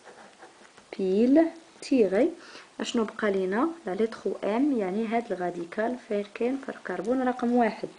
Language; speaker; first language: Arabic; native; Arabic